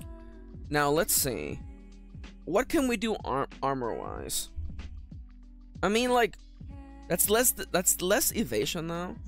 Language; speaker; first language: English; native; English